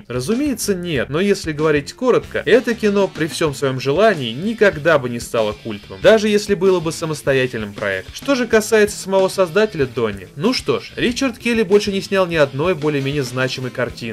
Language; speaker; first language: Russian; native; Russian